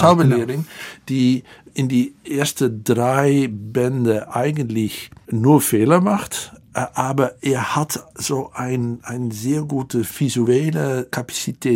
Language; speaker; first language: German; non-native, fluent; Dutch